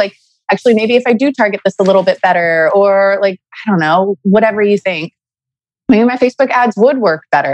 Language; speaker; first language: English; native; English